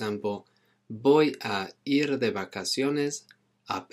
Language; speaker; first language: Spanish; non-native, fluent; English